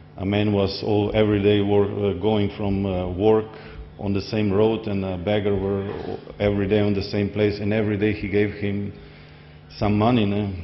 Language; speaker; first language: English; non-native, fluent; Slovenian